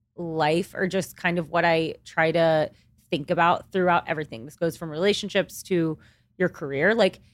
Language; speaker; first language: English; native; English